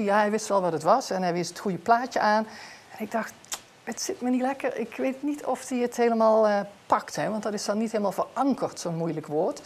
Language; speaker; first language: Dutch; native; Dutch